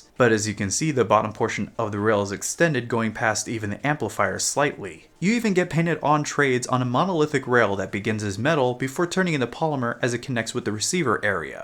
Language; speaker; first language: English; native; English